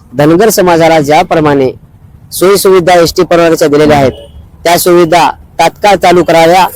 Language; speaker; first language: Marathi; non-native, local second language; Lambadi